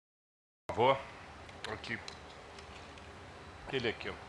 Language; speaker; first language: Portuguese; native; Portuguese